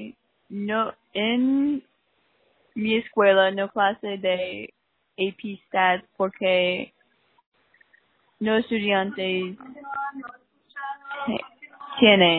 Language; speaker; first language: Spanish; non-native, learner; English